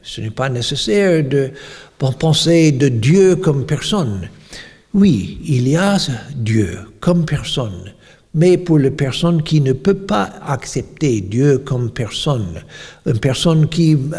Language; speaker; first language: French; non-native, fluent; English